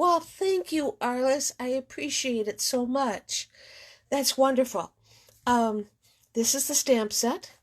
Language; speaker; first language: English; native; English